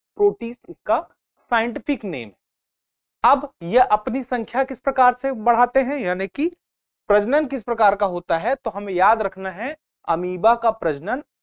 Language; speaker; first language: Hindi; native; Hindi